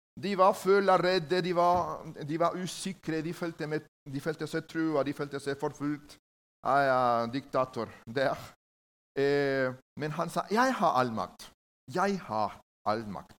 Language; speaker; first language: Norwegian; non-native, learner; Spanish